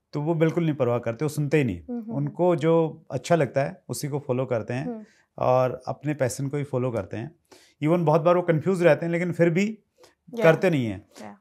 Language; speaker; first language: Hindi; native; Hindi